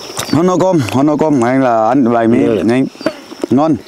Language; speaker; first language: Vietnamese; non-native, learner; Portuguese